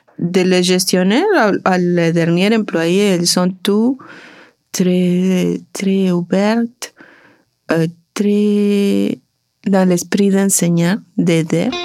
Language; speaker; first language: French; non-native, learner; Spanish